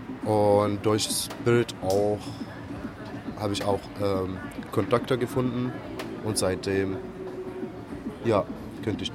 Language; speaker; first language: German; non-native, fluent; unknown